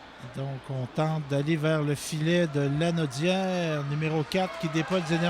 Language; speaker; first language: French; native; French